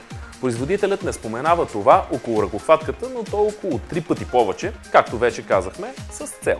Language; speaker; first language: Bulgarian; native; Bulgarian